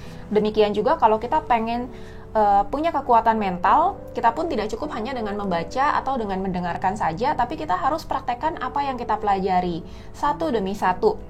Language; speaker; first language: Indonesian; native; Indonesian